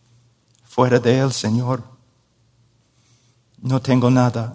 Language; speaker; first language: Spanish; non-native, fluent; English